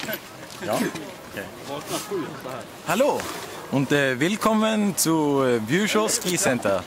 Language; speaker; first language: German; non-native, learner; Swedish